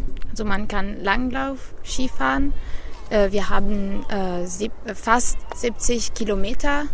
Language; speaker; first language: German; non-native, fluent; Italian